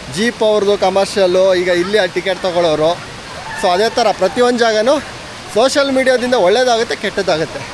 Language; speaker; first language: Kannada; non-native, local second language; Tulu